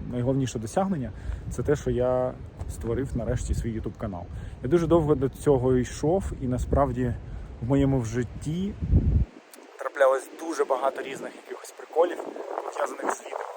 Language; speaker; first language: Ukrainian; non-native, local second language; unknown